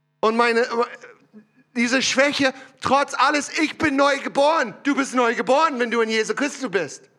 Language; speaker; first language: German; non-native, learner; English